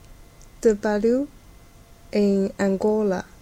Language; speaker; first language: Portuguese; non-native, learner; Chinese